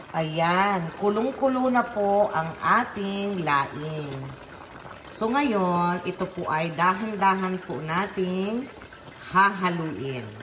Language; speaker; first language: Filipino; non-native, local second language; Iloko